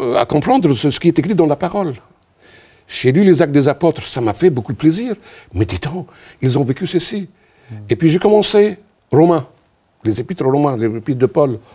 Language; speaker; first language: French; non-native, local second language; Arabic